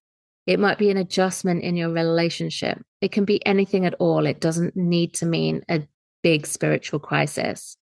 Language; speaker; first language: English; native; English